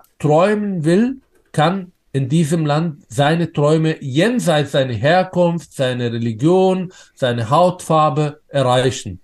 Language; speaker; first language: German; non-native, fluent; Arabic